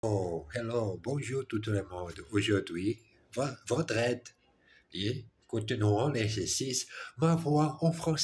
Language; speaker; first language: French; non-native, learner; Portuguese